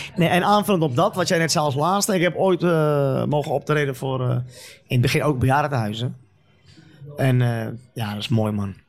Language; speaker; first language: Dutch; native; Dutch